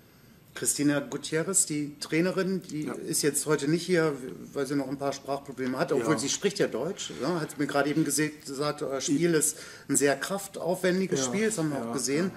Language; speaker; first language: German; native; German